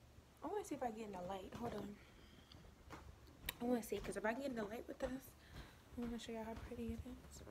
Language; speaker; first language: English; native; English